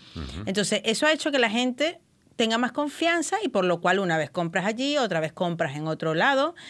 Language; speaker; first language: Spanish; native; Spanish